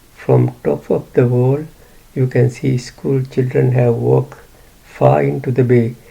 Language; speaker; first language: English; non-native, local second language; Sinhala